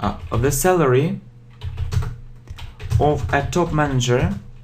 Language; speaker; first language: English; non-native, fluent; Russian